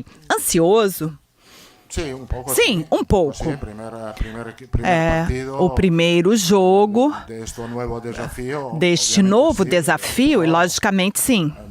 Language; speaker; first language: Portuguese; non-native, fluent; Italian